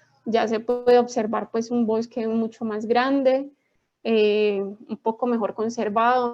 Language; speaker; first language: Spanish; native; Spanish